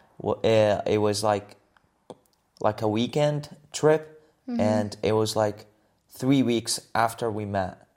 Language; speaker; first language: English; native; English